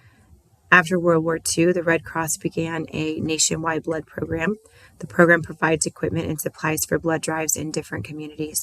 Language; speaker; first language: English; native; English